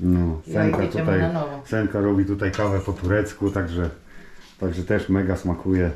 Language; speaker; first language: Polish; native; Polish